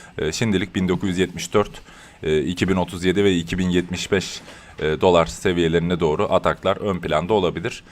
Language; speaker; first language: Turkish; native; Turkish